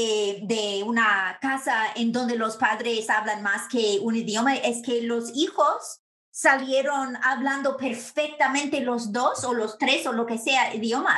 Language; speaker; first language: Spanish; non-native, fluent; English